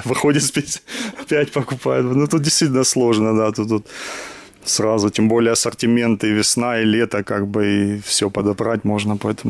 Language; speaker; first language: Russian; native; Russian